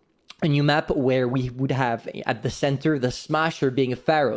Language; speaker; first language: English; non-native, fluent; French